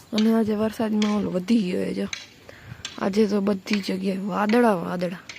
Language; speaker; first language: Gujarati; native; Gujarati